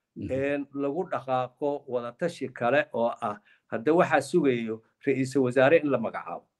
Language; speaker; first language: Somali; native; Somali